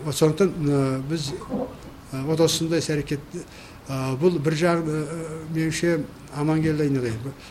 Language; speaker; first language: Kazakh; native; Kazakh